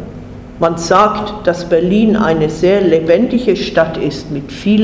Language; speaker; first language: German; non-native, fluent; English